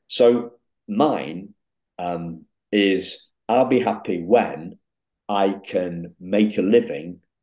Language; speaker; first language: English; native; English